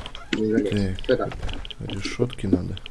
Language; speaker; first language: Russian; native; Russian